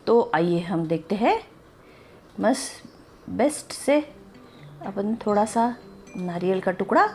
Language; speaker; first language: Hindi; non-native, local second language; Marathi